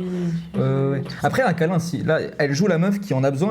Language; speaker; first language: French; native; French